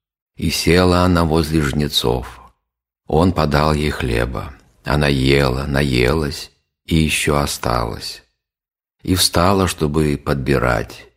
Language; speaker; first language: Russian; native; Russian